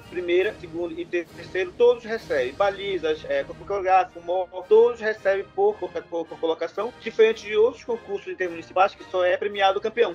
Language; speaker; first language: Portuguese; native; Portuguese